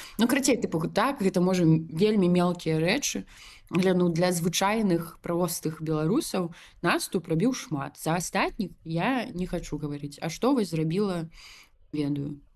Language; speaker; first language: Belarusian; non-native, local second language; Russian